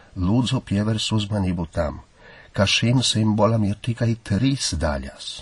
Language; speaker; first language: Latvian; non-native, fluent; Polish